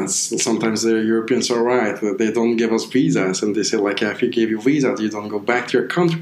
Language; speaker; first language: English; non-native, fluent; Persian